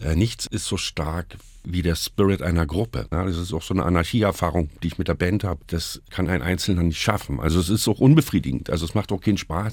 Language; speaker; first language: German; native; German